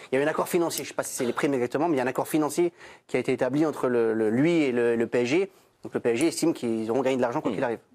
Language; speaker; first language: French; native; French